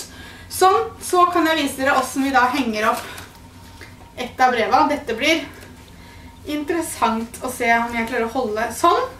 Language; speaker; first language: Norwegian; native; Norwegian